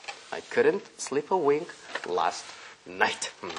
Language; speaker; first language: English; non-native, fluent; Korean